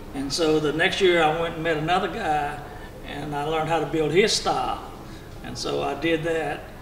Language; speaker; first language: English; native; English